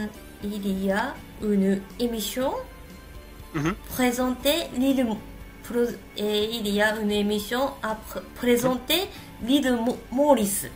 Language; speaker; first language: French; non-native, learner; Japanese